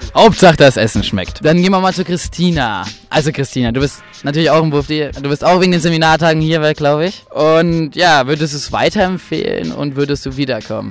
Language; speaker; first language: German; native; German